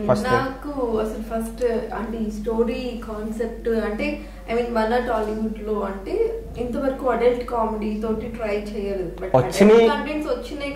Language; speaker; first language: Telugu; native; Telugu